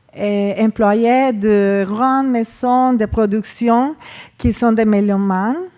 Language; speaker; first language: French; non-native, fluent; Spanish